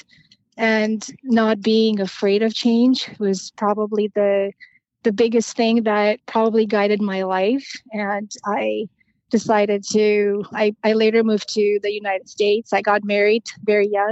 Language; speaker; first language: English; non-native, fluent; Romanian